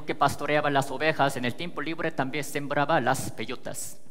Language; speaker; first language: Spanish; native; Spanish